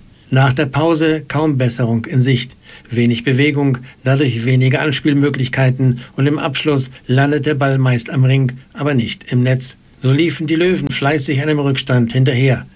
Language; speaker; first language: German; native; German